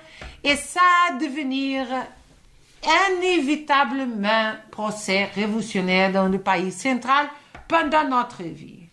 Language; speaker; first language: French; non-native, fluent; Portuguese